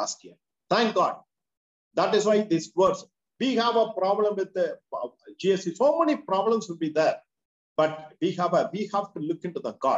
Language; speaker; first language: English; non-native, local second language; Tamil